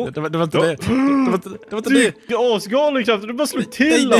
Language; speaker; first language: Swedish; native; Swedish